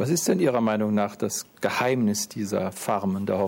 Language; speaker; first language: German; native; German